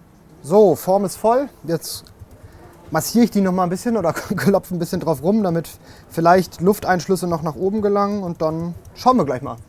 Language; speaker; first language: German; native; German